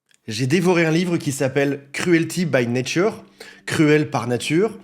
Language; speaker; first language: French; native; French